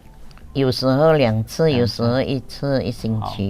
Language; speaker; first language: Chinese; early bilingual, heritage; Chinese